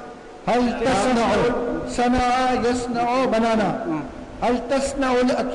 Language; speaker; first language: Arabic; non-native, fluent; Urdu